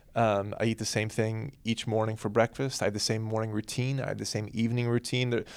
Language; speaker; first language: English; native; English